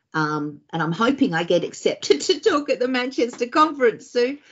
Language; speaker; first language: English; native; English